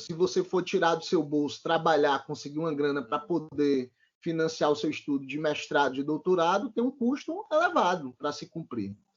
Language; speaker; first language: Portuguese; native; Portuguese